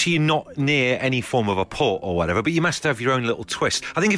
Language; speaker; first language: English; native; English